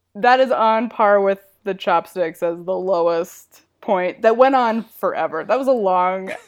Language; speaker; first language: English; native; English